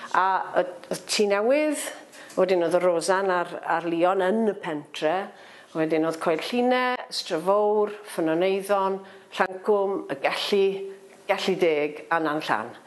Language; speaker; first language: Welsh; non-native, local second language; English